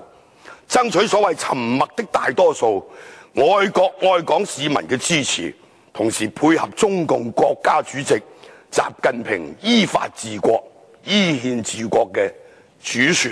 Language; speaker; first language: Chinese; non-native, local second language; Cantonese